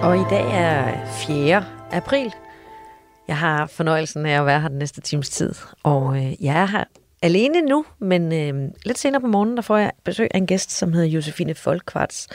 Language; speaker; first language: Danish; native; Danish